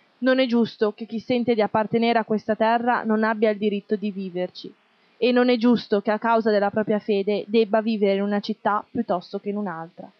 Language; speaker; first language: Italian; non-native, fluent; Arabic